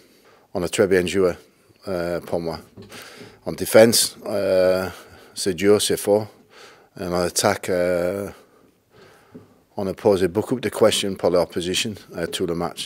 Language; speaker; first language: French; non-native, learner; English